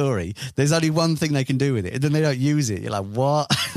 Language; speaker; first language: English; native; English